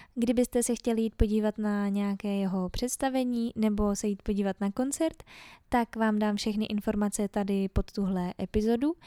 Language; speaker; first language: Czech; native; Czech